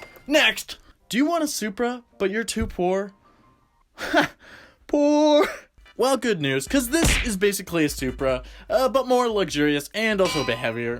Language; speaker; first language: English; native; English